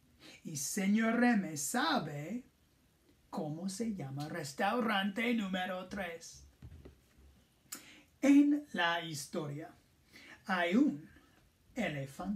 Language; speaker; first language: Spanish; non-native, fluent; English